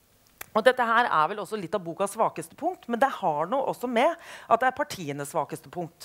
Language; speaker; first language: Norwegian; native; Norwegian